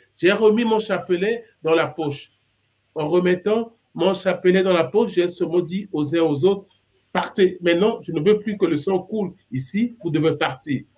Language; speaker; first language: French; non-native, local second language; Sango